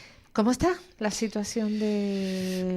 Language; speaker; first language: Spanish; native; Spanish